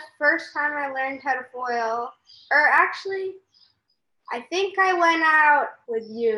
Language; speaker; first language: English; native; English